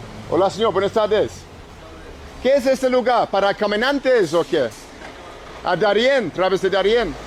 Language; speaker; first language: Spanish; non-native, learner; English